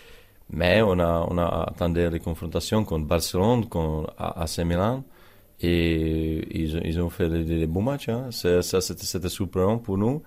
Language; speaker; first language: French; non-native, learner; Czech